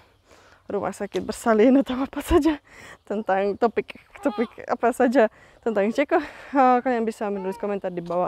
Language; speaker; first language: Indonesian; non-native, fluent; Czech